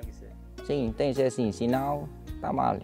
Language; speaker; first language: Portuguese; non-native, learner; Vietnamese